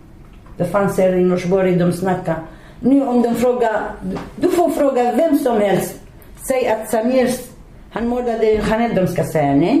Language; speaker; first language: Swedish; non-native, learner; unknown